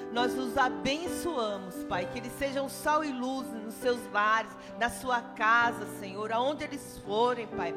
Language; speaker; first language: Portuguese; native; Portuguese